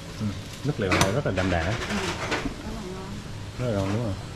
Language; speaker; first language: Vietnamese; non-native, learner; English